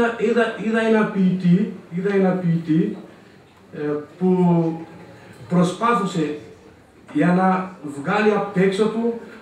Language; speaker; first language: Greek; non-native, fluent; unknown